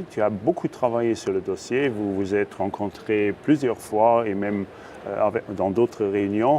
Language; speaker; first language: French; non-native, local second language; Luxembourgish